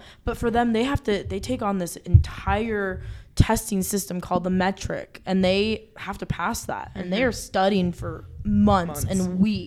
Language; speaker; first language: English; native; English